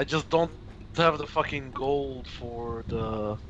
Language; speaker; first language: English; native; English